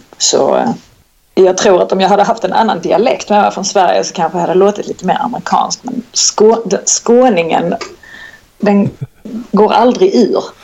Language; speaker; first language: Swedish; early bilingual, other home language; Serbian